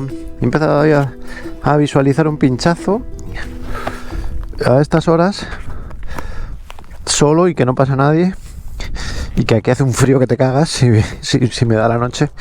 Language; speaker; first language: Spanish; native; Spanish